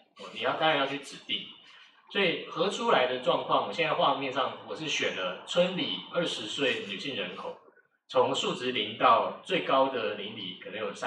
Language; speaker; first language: Chinese; native; Chinese